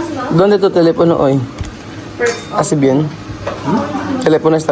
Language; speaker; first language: Spanish; non-native, learner; Filipino